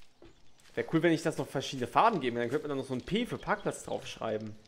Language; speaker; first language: German; native; German